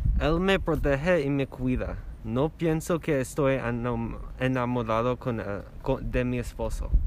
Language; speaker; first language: Spanish; non-native, learner; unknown